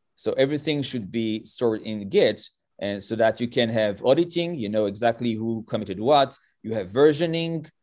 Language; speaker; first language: English; non-native, fluent; French